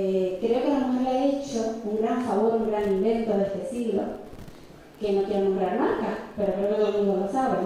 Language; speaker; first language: Spanish; native; Spanish